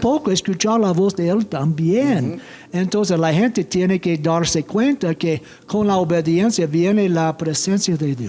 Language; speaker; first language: Spanish; non-native, fluent; English